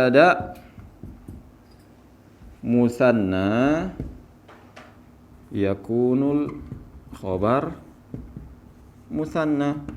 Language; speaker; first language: Arabic; non-native, fluent; Indonesian